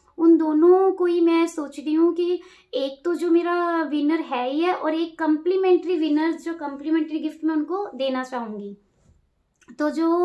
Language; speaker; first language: Hindi; native; Hindi